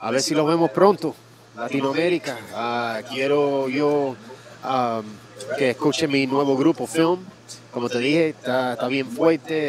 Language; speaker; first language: Spanish; early bilingual, heritage; Spanish